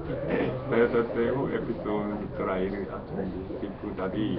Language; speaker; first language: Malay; non-native, learner; Korean